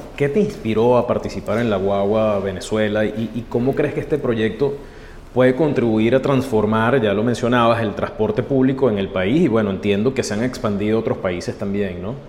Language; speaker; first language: Spanish; native; Spanish